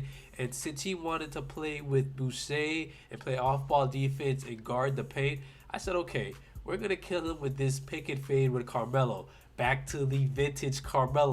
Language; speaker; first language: English; native; English